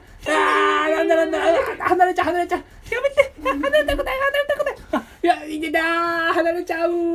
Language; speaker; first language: Japanese; native; Japanese